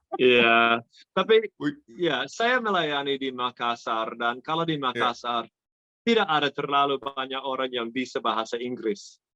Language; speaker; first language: Indonesian; non-native, fluent; English